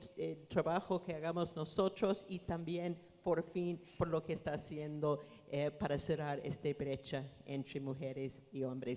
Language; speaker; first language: Spanish; non-native, fluent; English